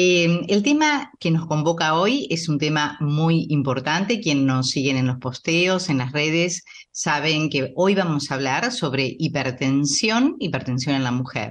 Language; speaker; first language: Spanish; native; Spanish